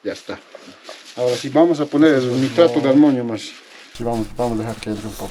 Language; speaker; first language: Spanish; native; Spanish